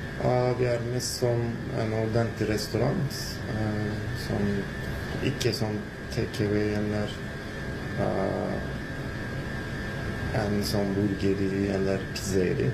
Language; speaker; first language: Norwegian; non-native, learner; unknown